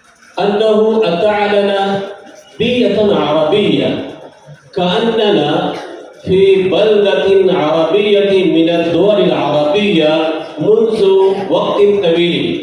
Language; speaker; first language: Arabic; non-native, fluent; Urdu